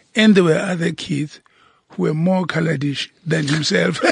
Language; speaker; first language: English; non-native, local second language; Southern Sotho